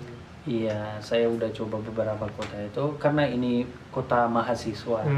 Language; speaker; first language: Indonesian; non-native, learner; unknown